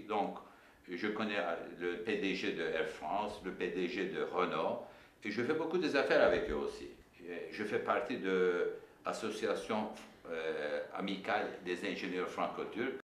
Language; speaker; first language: French; non-native, fluent; Turkish